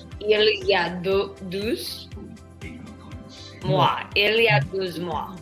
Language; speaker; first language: French; non-native, learner; English